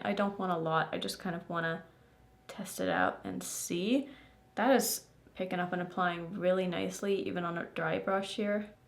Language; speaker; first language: English; native; English